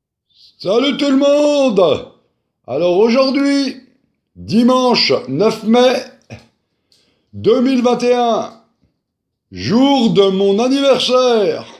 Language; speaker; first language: French; native; French